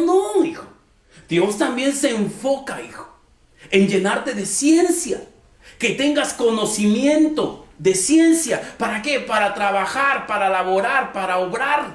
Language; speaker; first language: Spanish; native; Spanish